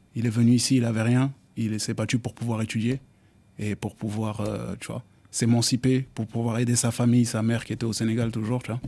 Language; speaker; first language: French; native; French